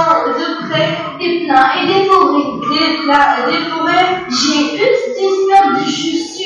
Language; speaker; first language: French; non-native, learner; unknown